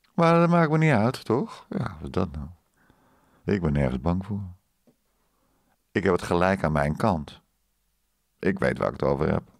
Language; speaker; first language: Dutch; native; Dutch